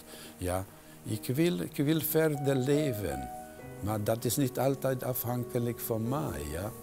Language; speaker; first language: Dutch; non-native, fluent; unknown